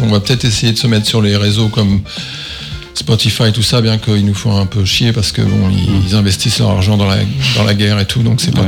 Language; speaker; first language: French; native; French